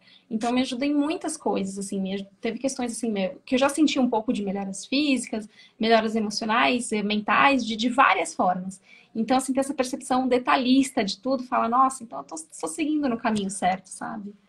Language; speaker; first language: Portuguese; native; Portuguese